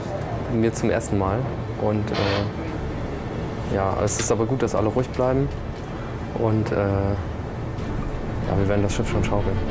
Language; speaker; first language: German; native; German